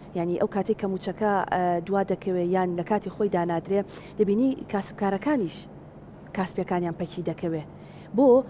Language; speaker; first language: Central Kurdish; native; Central Kurdish